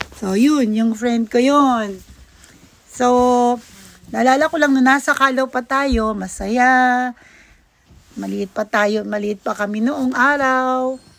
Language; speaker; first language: Filipino; native; Filipino